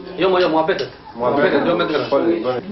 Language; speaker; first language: Albanian; native; Albanian